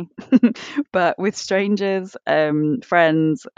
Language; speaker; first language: English; native; English